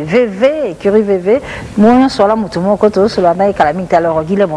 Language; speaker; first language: French; non-native, local second language; Lingala